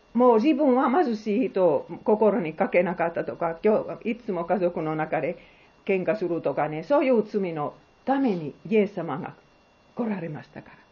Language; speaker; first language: Japanese; non-native, fluent; Finnish